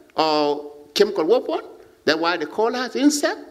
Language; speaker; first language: English; non-native, learner; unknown